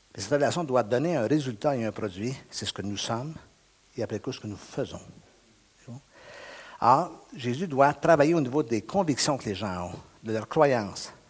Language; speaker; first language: French; native; French